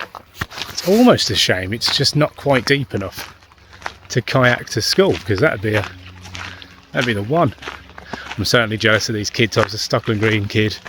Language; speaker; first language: English; native; English